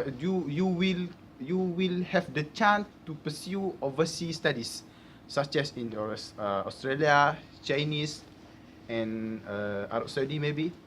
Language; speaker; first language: English; non-native, learner; Malay